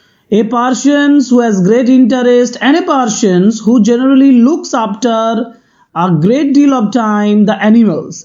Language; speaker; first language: English; non-native, local second language; Bangla